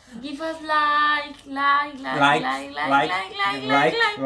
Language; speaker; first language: English; non-native, learner; Spanish